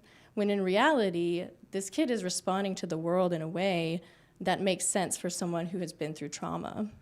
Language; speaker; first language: English; native; English